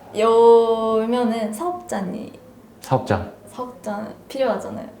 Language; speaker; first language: Korean; non-native, fluent; Russian